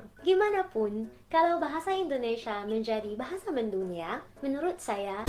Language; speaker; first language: Indonesian; non-native, learner; Filipino